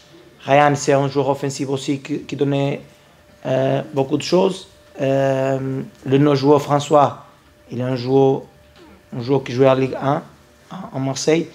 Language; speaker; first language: French; non-native, learner; Portuguese